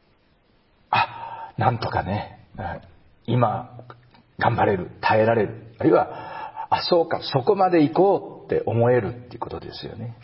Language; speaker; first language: Japanese; native; Japanese